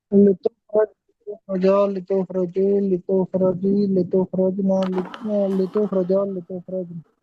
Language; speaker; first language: Arabic; non-native, learner; Urdu